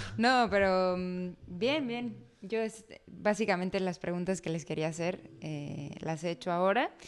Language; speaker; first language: Spanish; native; Spanish